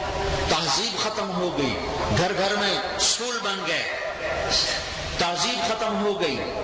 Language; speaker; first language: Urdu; non-native, local second language; Punjabi